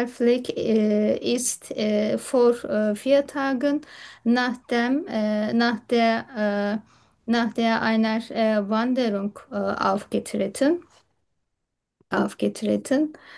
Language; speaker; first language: German; non-native, learner; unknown